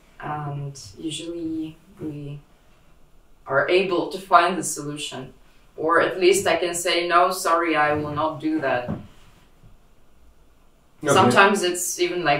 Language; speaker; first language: English; non-native, fluent; Russian